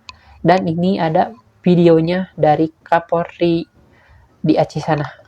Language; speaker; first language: Indonesian; native; Indonesian